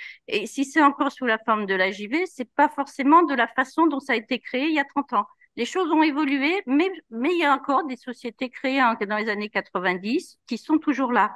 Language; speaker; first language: French; native; French